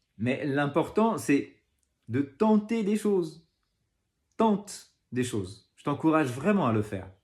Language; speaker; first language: French; native; French